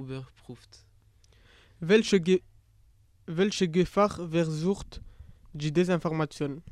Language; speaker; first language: German; non-native, learner; French